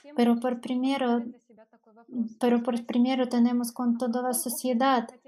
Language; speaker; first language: Spanish; non-native, learner; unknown